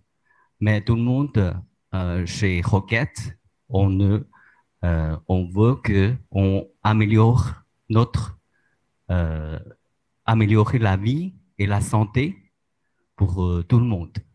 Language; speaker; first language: French; non-native, learner; Chinese